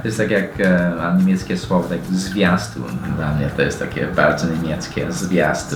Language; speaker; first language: Polish; non-native, fluent; English